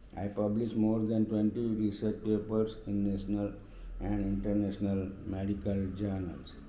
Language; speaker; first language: English; non-native, local second language; Gujarati